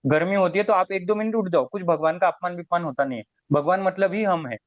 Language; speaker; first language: Hindi; non-native, local second language; Marathi